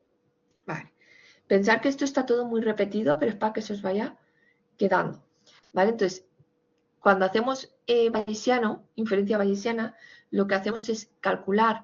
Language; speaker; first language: Spanish; native; Spanish